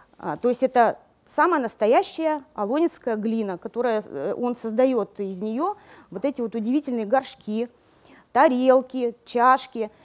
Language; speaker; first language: Russian; native; Russian